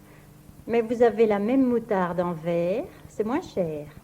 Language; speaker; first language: French; native; French